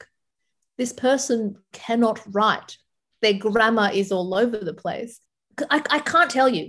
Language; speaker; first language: English; early bilingual, other home language; Arabic